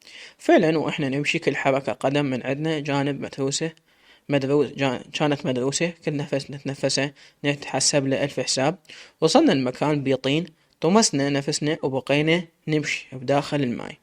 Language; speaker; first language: Arabic; native; Arabic